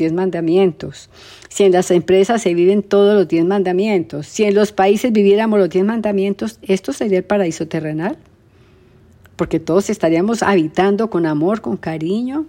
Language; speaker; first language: Spanish; native; Spanish